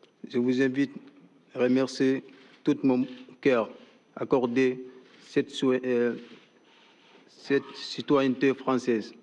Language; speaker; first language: French; non-native, learner; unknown